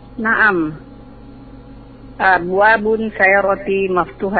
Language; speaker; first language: Arabic; non-native, learner; Indonesian